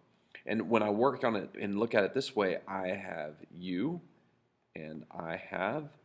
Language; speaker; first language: English; native; English